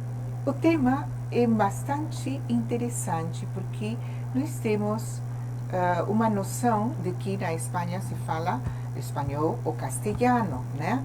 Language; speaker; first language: Portuguese; non-native, fluent; Spanish